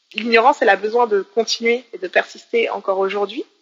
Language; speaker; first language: French; native; French